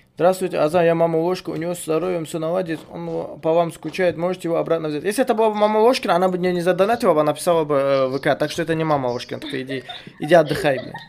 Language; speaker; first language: Russian; non-native, local second language; Kumyk